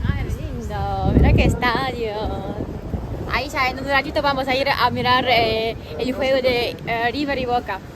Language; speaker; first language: Spanish; non-native, fluent; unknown